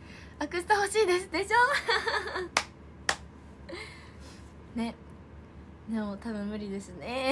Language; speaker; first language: Japanese; native; Japanese